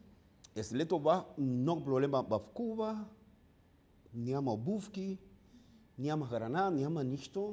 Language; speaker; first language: Bulgarian; non-native, learner; Spanish